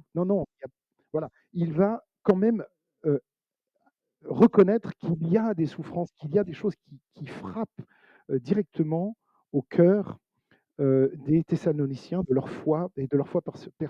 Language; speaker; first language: French; native; French